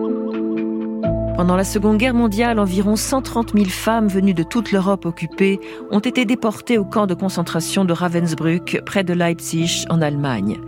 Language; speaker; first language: French; native; French